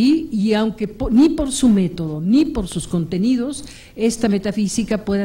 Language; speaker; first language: Spanish; native; Spanish